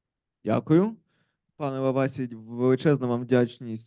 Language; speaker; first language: Ukrainian; native; Ukrainian